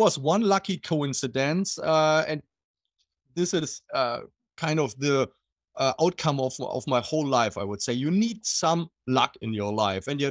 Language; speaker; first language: English; non-native, fluent; German